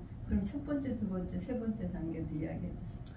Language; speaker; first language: Korean; native; Korean